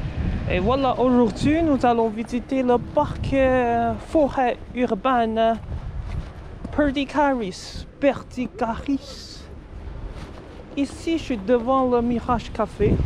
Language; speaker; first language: French; non-native, fluent; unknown